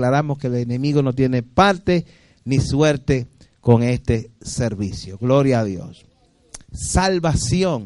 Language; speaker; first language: Spanish; native; Spanish